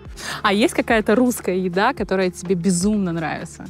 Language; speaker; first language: Russian; native; Russian